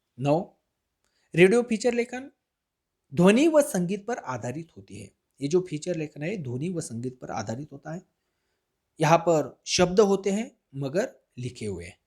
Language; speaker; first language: Hindi; non-native, local second language; Marathi